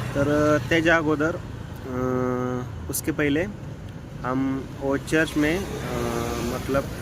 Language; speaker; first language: Hindi; non-native, local second language; Marathi